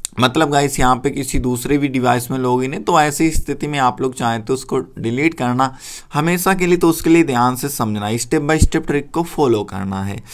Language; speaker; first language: Hindi; native; Hindi